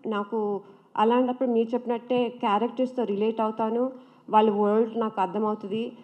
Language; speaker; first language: Telugu; early bilingual, heritage; Telugu